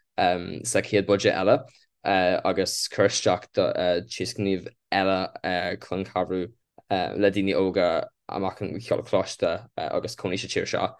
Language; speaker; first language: Irish; non-native, local second language; English